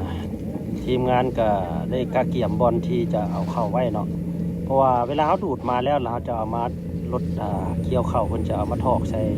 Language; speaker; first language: Thai; non-native, local second language; Northeastern Thai